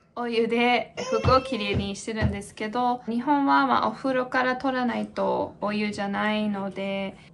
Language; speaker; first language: Japanese; non-native, fluent; English